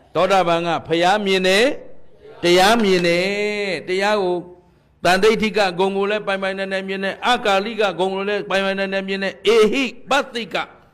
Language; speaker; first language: Burmese; native; Burmese